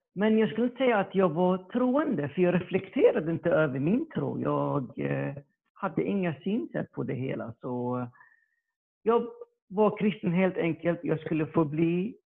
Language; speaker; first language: Swedish; early bilingual, other home language; Arabic